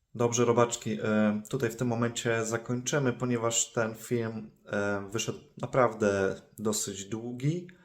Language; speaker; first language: Polish; native; Polish